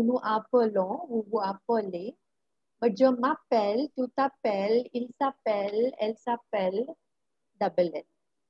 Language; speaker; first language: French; non-native, fluent; Marathi